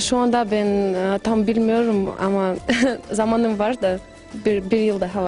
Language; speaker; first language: Turkish; non-native, learner; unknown